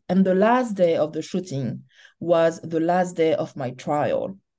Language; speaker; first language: English; non-native, learner; French